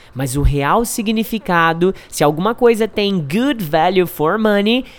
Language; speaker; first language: Portuguese; native; Portuguese